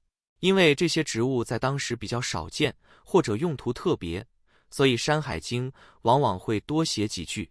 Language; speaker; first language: Chinese; native; Chinese